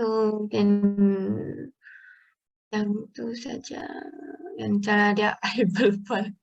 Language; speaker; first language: Malay; native; Malay